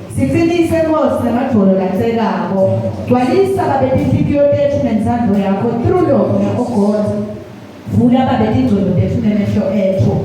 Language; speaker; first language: Zulu; non-native, local second language; Swati